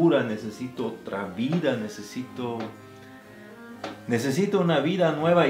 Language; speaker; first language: Spanish; non-native, fluent; German